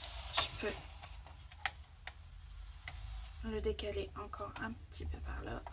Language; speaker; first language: French; native; French